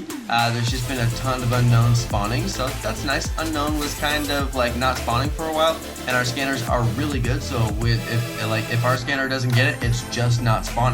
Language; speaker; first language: English; native; English